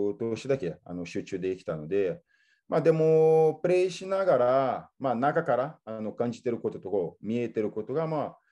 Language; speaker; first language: Japanese; non-native, fluent; Portuguese